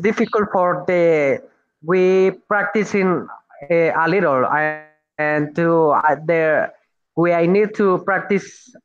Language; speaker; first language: English; non-native, learner; Spanish